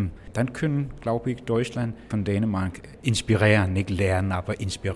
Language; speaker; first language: German; non-native, fluent; Danish